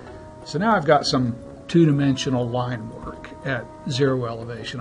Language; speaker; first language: English; native; English